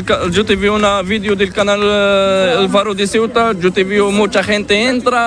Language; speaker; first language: Spanish; non-native, learner; Arabic